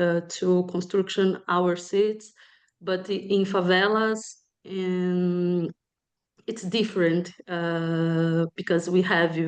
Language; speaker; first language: English; non-native, learner; Portuguese